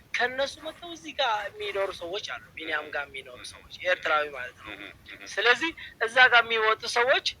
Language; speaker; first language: Amharic; non-native, fluent; Tigrinya